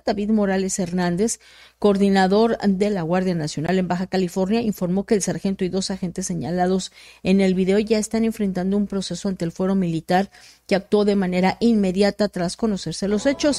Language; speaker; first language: Spanish; native; Spanish